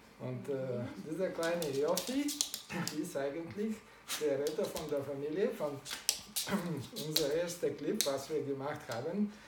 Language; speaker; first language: German; non-native, learner; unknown